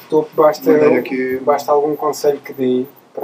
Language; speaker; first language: Portuguese; native; Portuguese